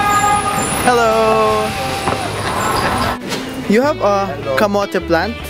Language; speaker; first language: English; non-native, local second language; Filipino